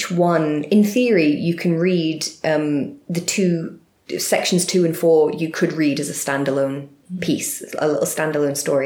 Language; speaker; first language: English; native; English